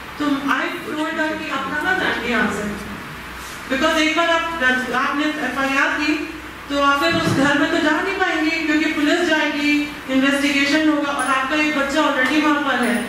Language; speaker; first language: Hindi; native; Hindi